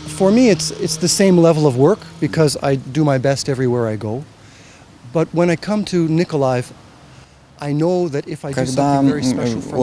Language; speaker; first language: English; non-native, fluent; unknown